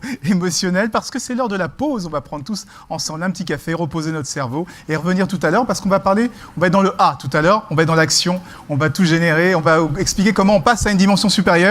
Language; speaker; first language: French; native; French